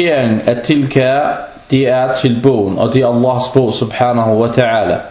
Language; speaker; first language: Danish; non-native, fluent; Arabic